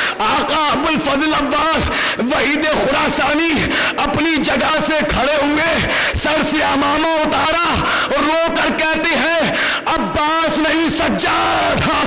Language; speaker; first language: Urdu; native; Urdu